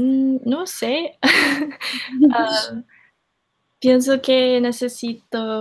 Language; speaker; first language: Spanish; non-native, learner; English